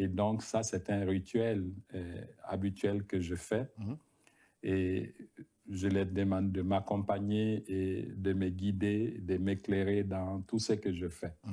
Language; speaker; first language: French; non-native, local second language; Bambara